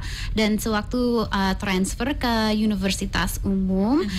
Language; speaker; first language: Indonesian; non-native, fluent; English